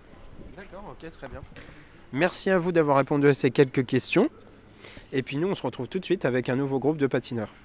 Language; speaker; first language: French; native; French